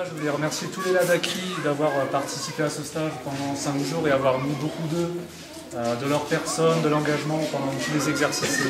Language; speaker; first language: French; native; French